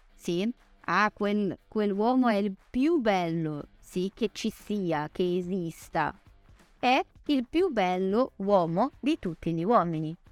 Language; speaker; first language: Italian; non-native, fluent; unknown